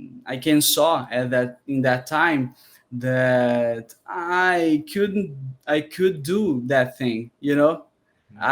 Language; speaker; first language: English; non-native, learner; Portuguese